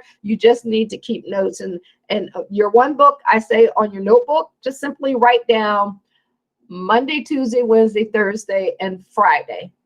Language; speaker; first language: English; native; English